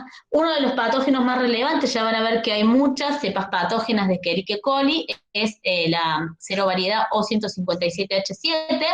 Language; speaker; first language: Spanish; native; Spanish